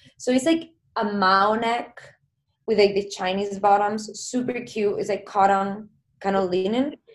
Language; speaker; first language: English; non-native, fluent; Spanish